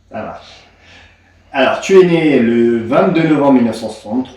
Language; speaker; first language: French; native; French